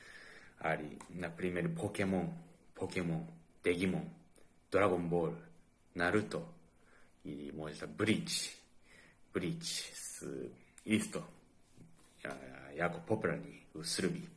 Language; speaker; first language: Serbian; non-native, fluent; Japanese